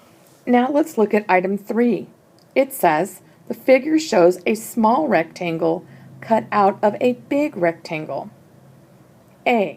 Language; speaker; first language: English; native; English